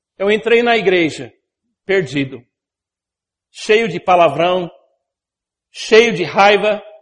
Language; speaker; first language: Portuguese; non-native, fluent; English